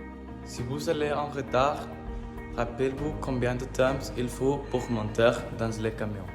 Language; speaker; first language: French; non-native, learner; Spanish